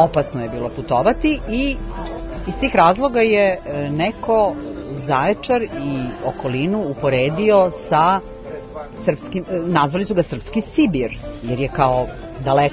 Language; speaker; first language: Serbian; native; Serbian